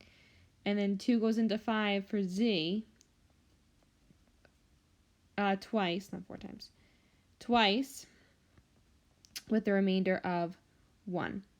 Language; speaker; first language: English; native; English